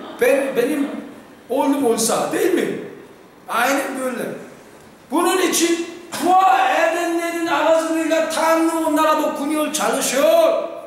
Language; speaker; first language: Turkish; non-native, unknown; Korean